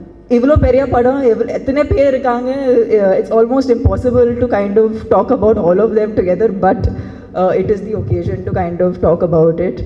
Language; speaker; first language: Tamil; non-native, fluent; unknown